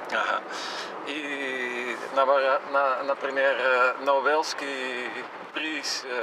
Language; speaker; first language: Russian; non-native, fluent; Dutch